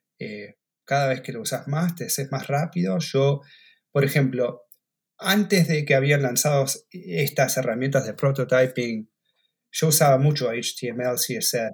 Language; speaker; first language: Spanish; native; Spanish